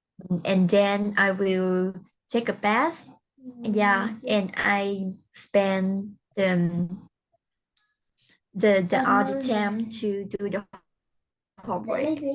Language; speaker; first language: English; non-native, learner; Vietnamese